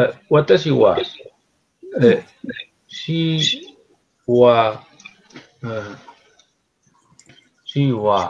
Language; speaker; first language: Japanese; non-native, learner; Spanish